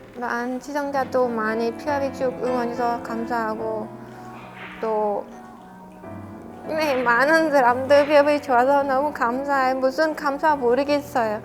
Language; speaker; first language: Korean; non-native, learner; Khmer